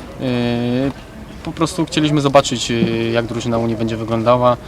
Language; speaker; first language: Polish; native; Polish